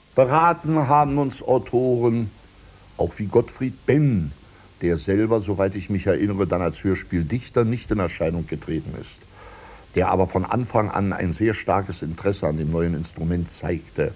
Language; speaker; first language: German; native; German